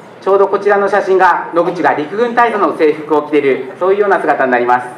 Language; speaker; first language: Japanese; native; Japanese